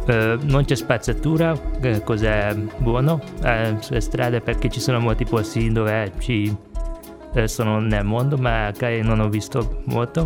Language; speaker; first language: Italian; non-native, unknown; Hungarian